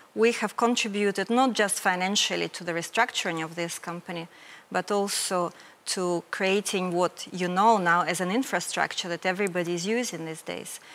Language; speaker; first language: English; non-native, fluent; Ukrainian